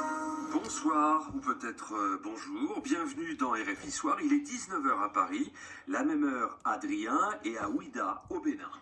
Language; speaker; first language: French; native; French